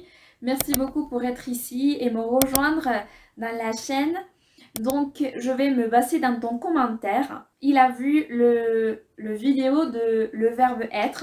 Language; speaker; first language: French; non-native, fluent; Spanish